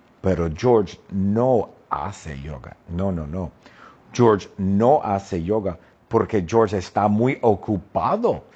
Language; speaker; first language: Spanish; non-native, fluent; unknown